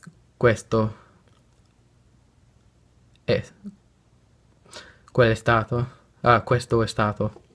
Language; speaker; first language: Italian; non-native, learner; English